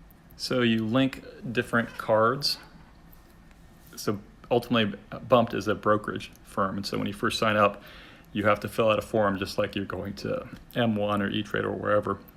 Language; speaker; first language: English; native; English